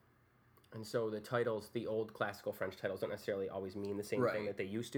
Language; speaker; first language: English; native; English